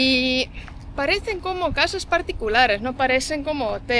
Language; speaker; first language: Spanish; non-native, fluent; Estonian